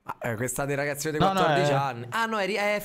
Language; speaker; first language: Italian; native; Italian